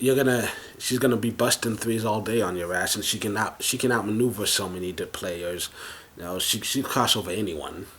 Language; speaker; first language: English; native; English